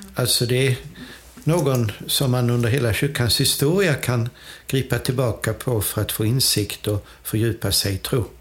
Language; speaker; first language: Swedish; native; Swedish